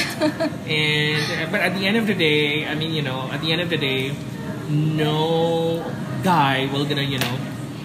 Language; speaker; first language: English; non-native, local second language; Cebuano